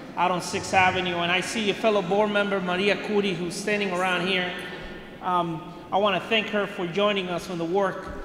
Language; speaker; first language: English; non-native, fluent; Spanish